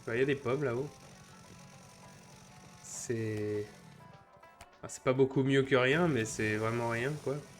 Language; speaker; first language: French; native; French